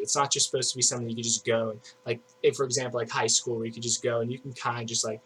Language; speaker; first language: English; native; English